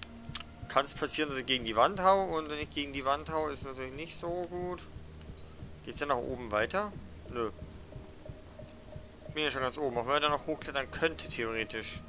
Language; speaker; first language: German; native; German